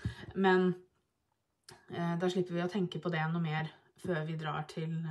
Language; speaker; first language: Norwegian; native; Norwegian